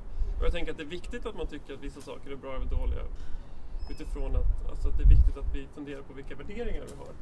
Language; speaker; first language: Swedish; native; Swedish